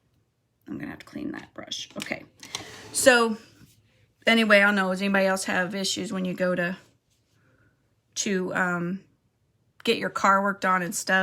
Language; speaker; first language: English; native; English